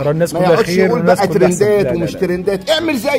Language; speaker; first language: Arabic; native; Arabic